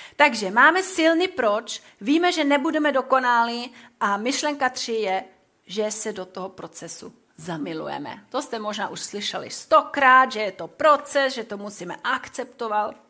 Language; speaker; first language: Czech; non-native, fluent; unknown